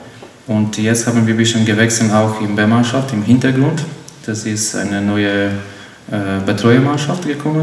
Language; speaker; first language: German; non-native, learner; Polish